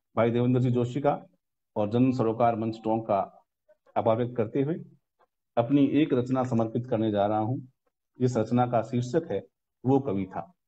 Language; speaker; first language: Hindi; non-native, local second language; Rajasthani